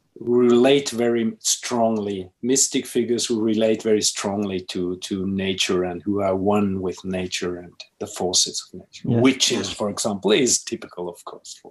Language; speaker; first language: English; non-native, fluent; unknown